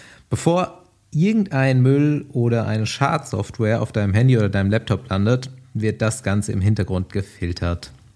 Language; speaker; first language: German; native; German